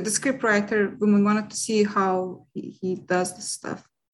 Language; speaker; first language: English; non-native, fluent; Turkish